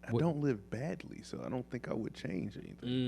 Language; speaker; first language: English; native; English